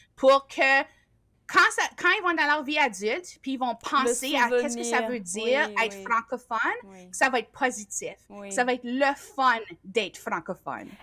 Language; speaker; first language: French; native; French